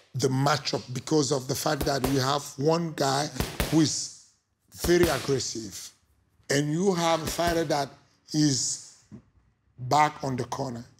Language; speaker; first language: English; non-native, fluent; French